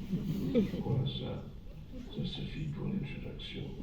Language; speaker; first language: French; non-native, fluent; English